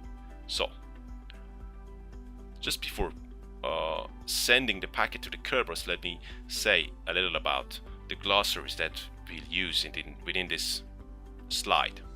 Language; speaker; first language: English; non-native, fluent; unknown